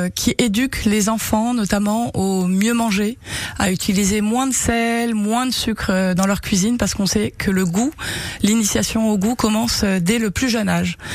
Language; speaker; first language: French; early bilingual, heritage; Japanese